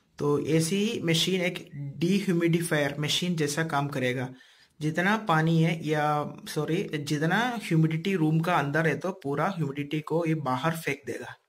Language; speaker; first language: Hindi; non-native, local second language; Malayalam